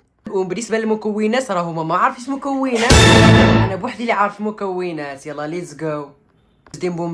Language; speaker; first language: Arabic; native; Arabic